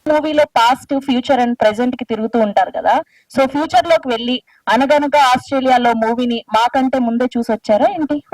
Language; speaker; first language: Telugu; native; Telugu